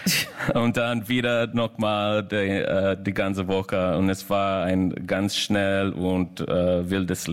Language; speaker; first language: German; non-native, learner; English